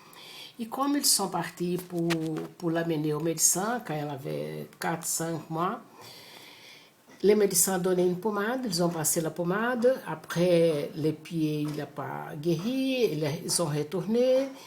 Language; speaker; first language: French; non-native, fluent; Portuguese